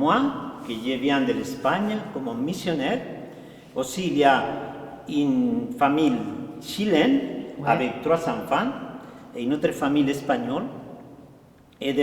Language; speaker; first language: French; non-native, fluent; Spanish